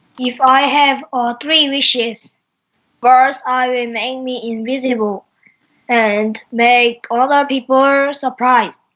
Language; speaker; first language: English; non-native, learner; Korean